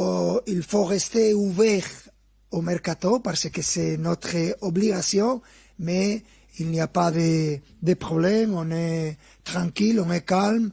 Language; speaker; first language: French; non-native, fluent; Spanish